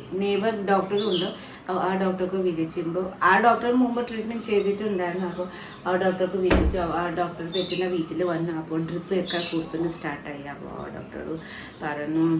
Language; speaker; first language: Malayalam; non-native, fluent; Nepali